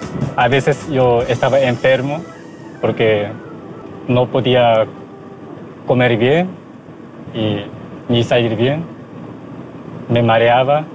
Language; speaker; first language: Spanish; non-native, learner; Korean